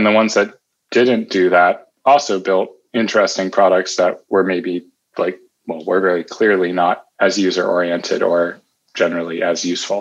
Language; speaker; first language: English; native; English